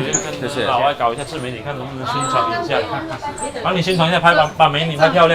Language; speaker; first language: Chinese; native; Chinese